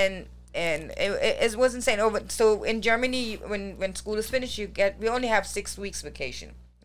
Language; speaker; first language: English; non-native, fluent; German